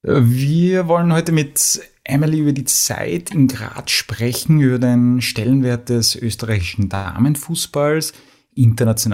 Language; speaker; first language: German; native; German